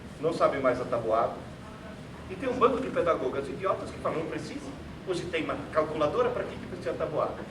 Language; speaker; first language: Portuguese; early bilingual, other home language; Italian